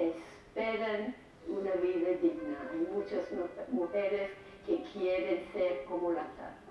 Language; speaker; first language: Spanish; non-native, fluent; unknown